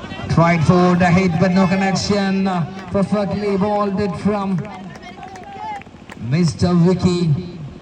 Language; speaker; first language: English; non-native, local second language; Malayalam